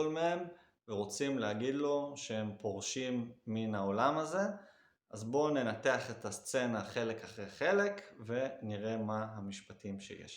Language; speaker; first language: Hebrew; native; Hebrew